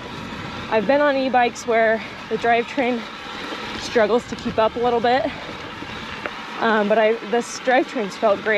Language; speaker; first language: English; native; English